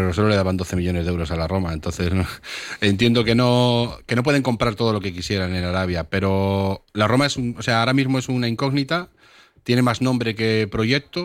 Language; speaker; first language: Spanish; native; Spanish